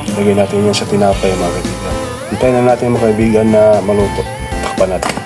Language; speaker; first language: Filipino; non-native, local second language; Cebuano